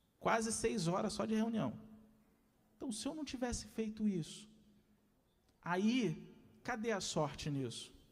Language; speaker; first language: Portuguese; native; Portuguese